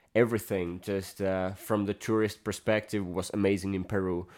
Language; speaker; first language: English; non-native, fluent; Finnish